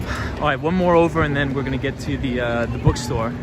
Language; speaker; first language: English; native; English